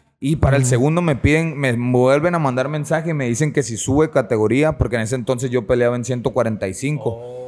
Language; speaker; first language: Spanish; native; Spanish